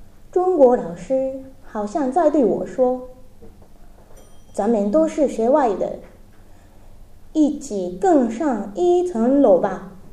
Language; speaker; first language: Chinese; non-native, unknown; Japanese